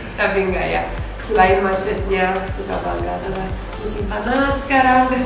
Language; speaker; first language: Indonesian; non-native, learner; Romanian